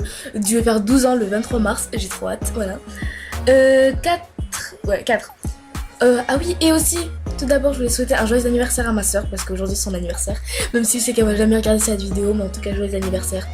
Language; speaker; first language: French; native; French